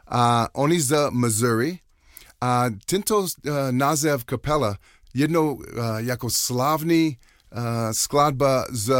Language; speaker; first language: Czech; non-native, learner; English